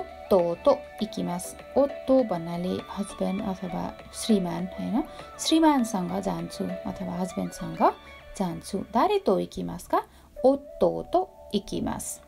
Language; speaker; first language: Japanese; non-native, fluent; Nepali